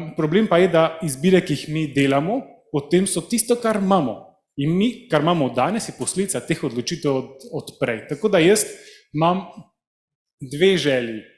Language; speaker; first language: Slovenian; early bilingual, heritage; Slovenian